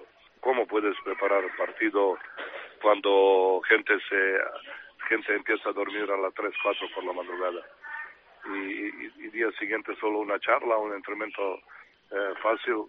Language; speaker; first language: Spanish; non-native, fluent; Serbian